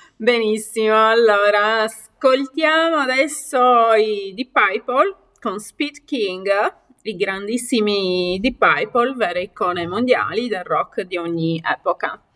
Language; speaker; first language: Italian; native; Italian